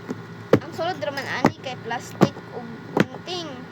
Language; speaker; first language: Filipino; non-native, local second language; Cebuano